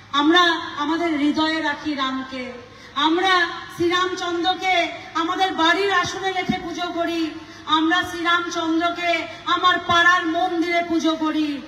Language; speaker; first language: Bangla; non-native, local second language; Nepali